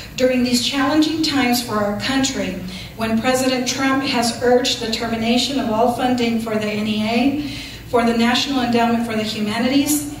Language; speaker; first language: English; early bilingual, other home language; Spanish